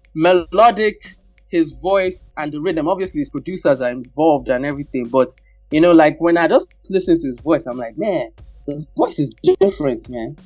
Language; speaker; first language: English; non-native, local second language; Yoruba